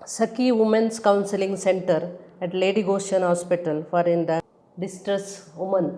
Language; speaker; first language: English; non-native, local second language; Kannada